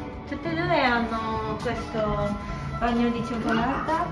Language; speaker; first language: Italian; non-native, learner; Japanese